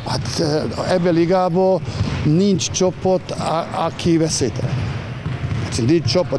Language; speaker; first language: Hungarian; non-native, learner; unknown